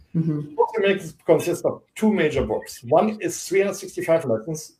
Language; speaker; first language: English; non-native, fluent; German